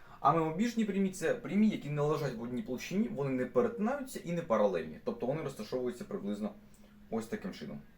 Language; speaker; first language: Ukrainian; non-native, local second language; Russian